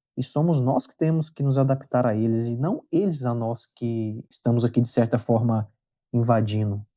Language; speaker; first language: Portuguese; native; Portuguese